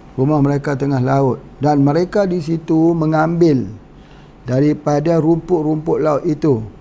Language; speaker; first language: Malay; native; Malay